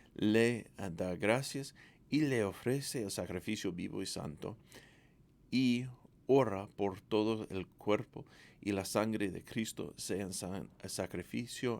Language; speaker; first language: Spanish; non-native, fluent; English